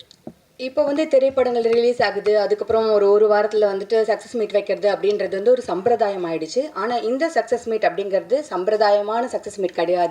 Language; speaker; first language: Tamil; native; Tamil